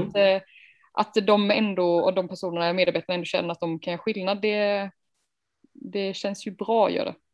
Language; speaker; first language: Swedish; native; Swedish